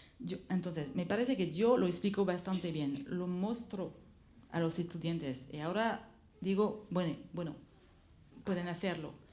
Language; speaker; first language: Spanish; non-native, learner; French